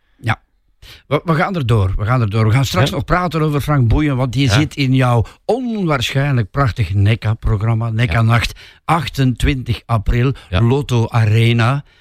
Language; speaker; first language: Dutch; native; Dutch